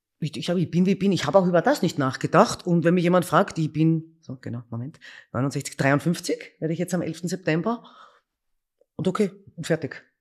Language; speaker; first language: German; native; German